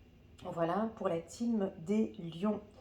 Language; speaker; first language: French; native; French